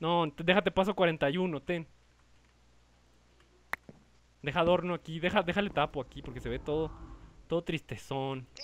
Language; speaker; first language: Spanish; native; Spanish